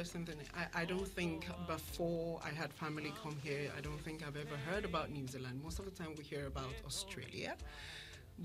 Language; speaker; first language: English; non-native, local second language; Yoruba